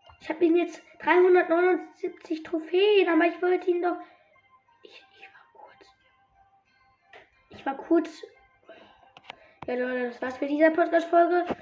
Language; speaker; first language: German; native; German